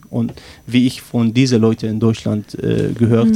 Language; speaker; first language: German; non-native, learner; Arabic